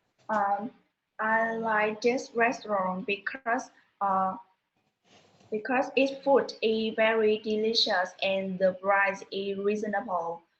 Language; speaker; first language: English; non-native, learner; Vietnamese